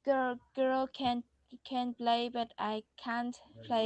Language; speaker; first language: English; non-native, learner; Vietnamese